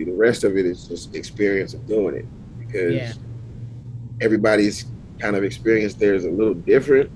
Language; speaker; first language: English; native; English